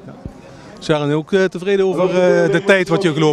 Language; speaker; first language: Dutch; native; Dutch